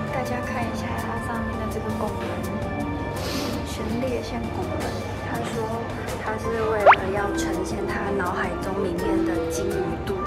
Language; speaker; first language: Chinese; native; Chinese